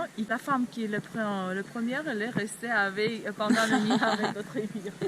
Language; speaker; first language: French; non-native, learner; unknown